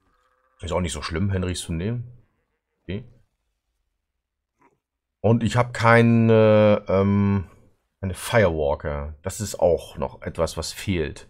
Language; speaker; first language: German; native; German